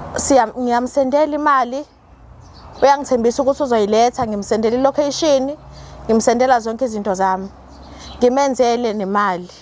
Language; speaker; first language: Zulu; native; Zulu